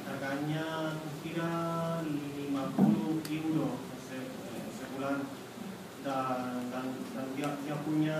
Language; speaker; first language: Indonesian; non-native, fluent; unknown